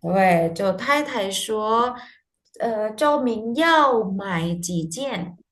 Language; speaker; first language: Chinese; non-native, fluent; Indonesian